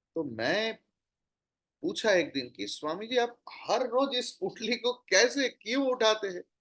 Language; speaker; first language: Hindi; non-native, local second language; Bangla